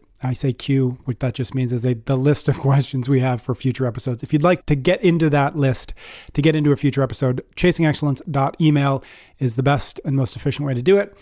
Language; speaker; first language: English; native; English